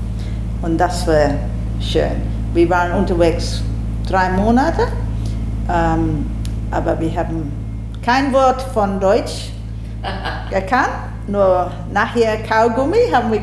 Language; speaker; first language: German; non-native, learner; English